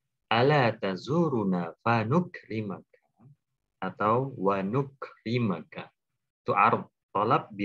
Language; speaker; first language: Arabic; non-native, fluent; Indonesian